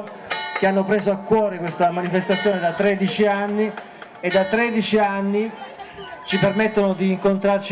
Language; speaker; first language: Italian; native; Italian